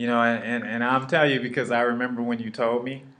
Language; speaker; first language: English; native; English